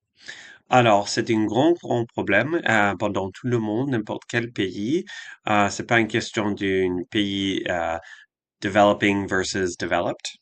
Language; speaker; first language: French; non-native, fluent; English